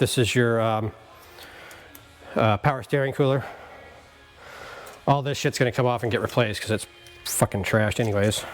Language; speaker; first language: English; native; English